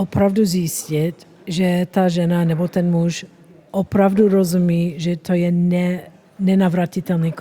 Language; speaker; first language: Czech; non-native, fluent; German